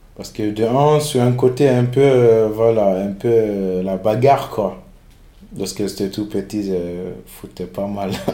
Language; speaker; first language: French; non-native, local second language; Fula